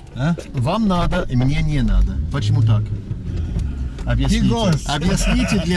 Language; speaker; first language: Russian; non-native, learner; English